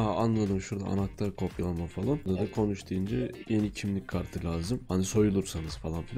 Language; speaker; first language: Turkish; native; Turkish